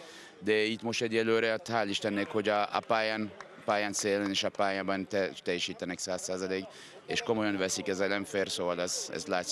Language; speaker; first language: Hungarian; non-native, learner; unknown